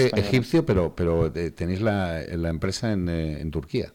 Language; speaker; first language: Spanish; native; Spanish